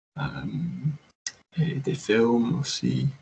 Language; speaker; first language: French; non-native, learner; English